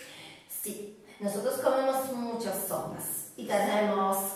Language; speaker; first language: Spanish; non-native, fluent; Polish